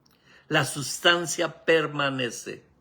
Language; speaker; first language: Spanish; native; Spanish